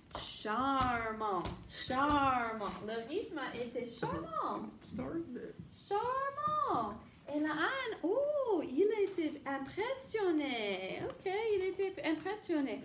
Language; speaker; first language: French; non-native, fluent; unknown